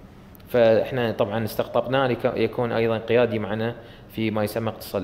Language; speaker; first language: Arabic; native; Arabic